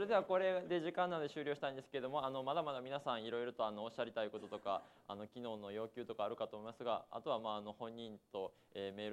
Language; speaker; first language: Japanese; native; Japanese